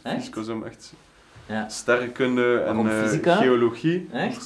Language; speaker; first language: Dutch; native; Dutch